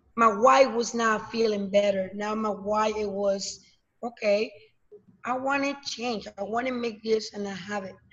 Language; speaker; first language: English; non-native, learner; Spanish